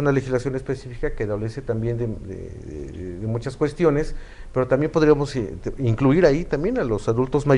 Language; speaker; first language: Spanish; native; Spanish